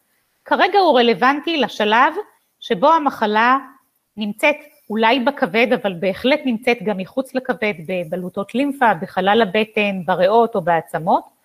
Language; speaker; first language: Hebrew; native; Hebrew